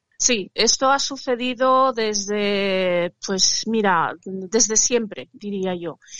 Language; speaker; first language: Spanish; early bilingual, other home language; Arabic